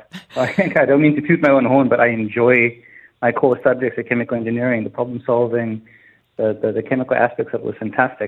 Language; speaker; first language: English; native; English